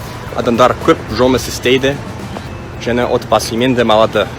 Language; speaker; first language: Kazakh; non-native, learner; English